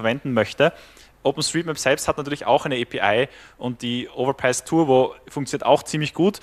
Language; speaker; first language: German; native; German